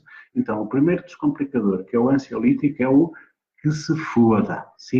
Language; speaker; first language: Portuguese; native; Portuguese